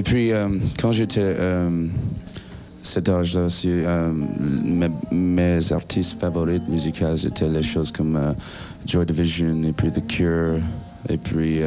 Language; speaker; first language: French; non-native, learner; English